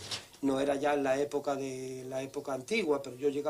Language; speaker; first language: Spanish; native; Spanish